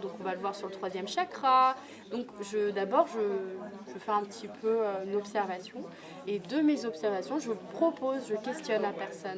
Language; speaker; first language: French; native; French